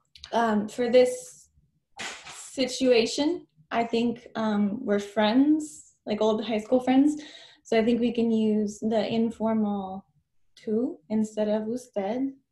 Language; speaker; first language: English; native; English